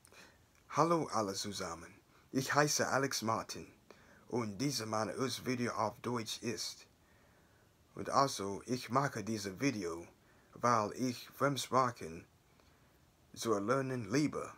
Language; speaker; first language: German; non-native, learner; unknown